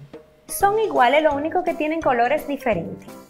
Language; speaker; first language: Spanish; native; Spanish